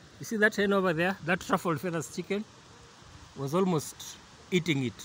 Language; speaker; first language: English; non-native, local second language; Luyia